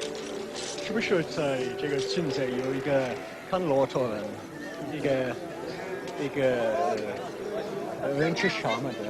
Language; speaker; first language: Chinese; non-native, learner; English